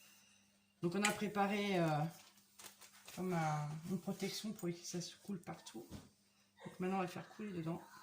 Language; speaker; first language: French; native; French